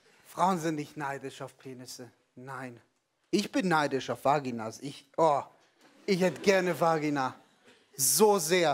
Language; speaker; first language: German; non-native, fluent; Hebrew